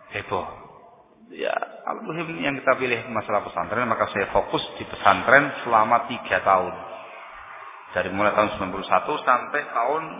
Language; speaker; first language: Indonesian; non-native, local second language; Javanese